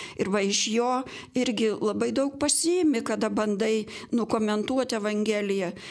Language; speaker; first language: Lithuanian; native; Lithuanian